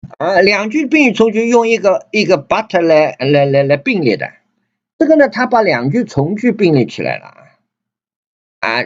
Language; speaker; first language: Chinese; native; Chinese